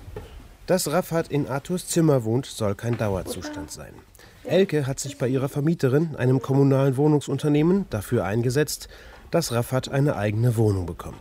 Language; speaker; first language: German; native; German